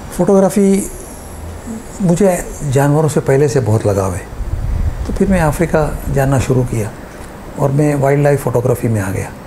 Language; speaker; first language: Hindi; non-native, local second language; Gujarati